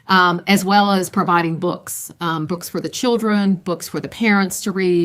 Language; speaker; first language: English; native; English